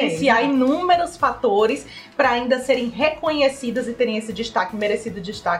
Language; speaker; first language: Portuguese; native; Portuguese